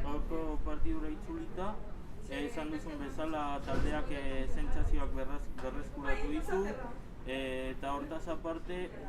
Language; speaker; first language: Basque; native; Basque